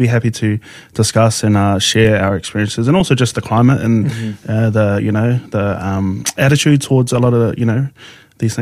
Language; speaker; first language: English; native; English